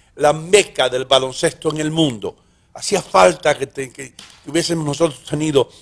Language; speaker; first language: Spanish; early bilingual, heritage; Spanish